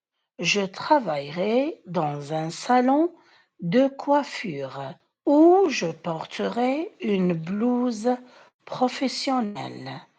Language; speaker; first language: French; non-native, fluent; Arabic